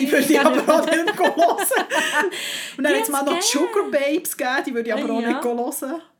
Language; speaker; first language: German; native; German